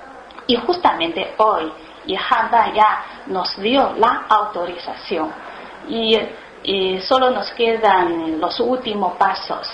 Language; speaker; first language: Spanish; non-native, learner; Chinese